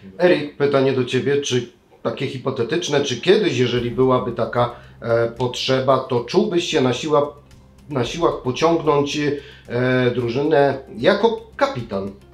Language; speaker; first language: Polish; native; Polish